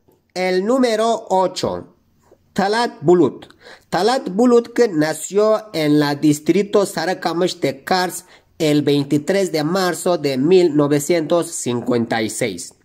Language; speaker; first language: Spanish; non-native, fluent; Turkish